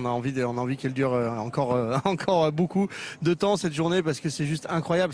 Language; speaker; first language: French; native; French